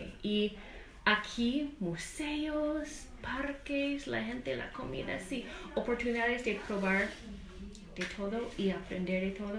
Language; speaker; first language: Spanish; non-native, fluent; English